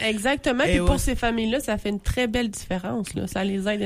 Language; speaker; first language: French; native; French